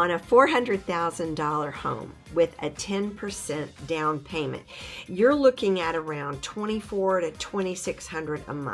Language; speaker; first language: English; native; English